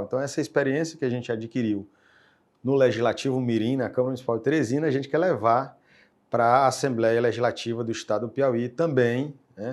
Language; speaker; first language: Portuguese; native; Portuguese